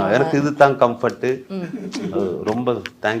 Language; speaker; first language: Tamil; non-native, learner; Malayalam